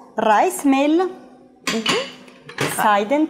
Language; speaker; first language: German; non-native, fluent; Italian